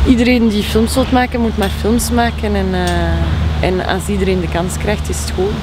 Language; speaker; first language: Dutch; native; Dutch